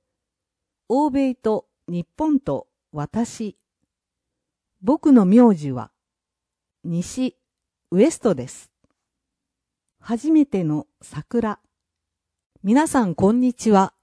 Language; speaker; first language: Japanese; non-native, fluent; English